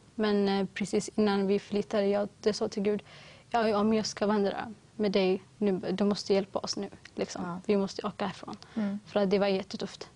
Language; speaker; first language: Swedish; early bilingual, other home language; Tigrinya